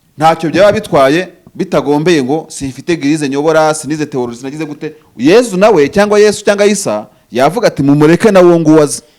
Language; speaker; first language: Kinyarwanda; native; Kinyarwanda